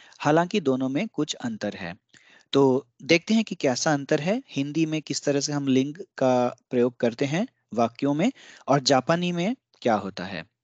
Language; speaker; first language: Hindi; non-native, local second language; Bangla